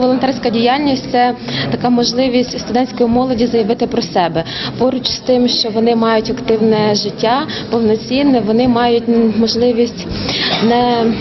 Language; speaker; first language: Ukrainian; native; Ukrainian